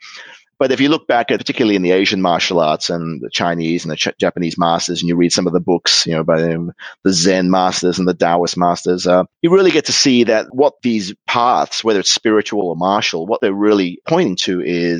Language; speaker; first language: English; native; English